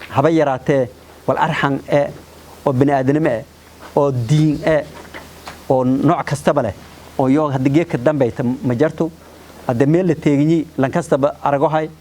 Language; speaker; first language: Somali; non-native, local second language; Maay